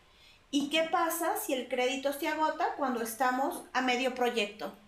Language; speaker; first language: Spanish; native; Spanish